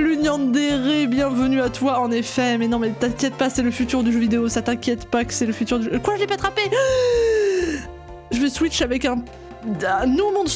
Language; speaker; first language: French; native; French